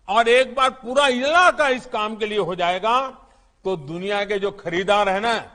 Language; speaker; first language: Hindi; non-native, local second language; Gujarati